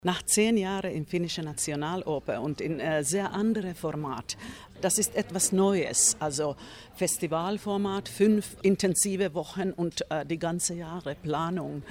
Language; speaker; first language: German; non-native, fluent; Finnish